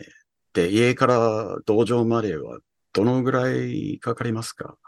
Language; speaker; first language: Japanese; early bilingual, heritage; English